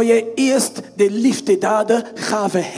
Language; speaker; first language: Dutch; non-native, fluent; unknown